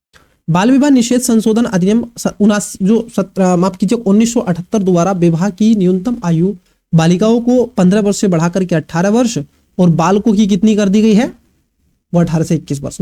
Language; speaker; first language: Hindi; native; Hindi